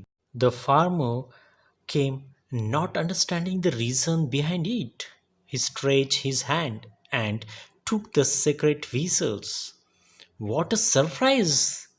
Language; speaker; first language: English; non-native, local second language; Marathi